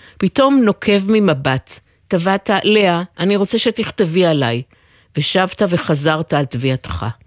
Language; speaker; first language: Hebrew; native; Hebrew